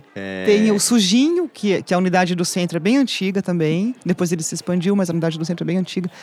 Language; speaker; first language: Portuguese; native; Portuguese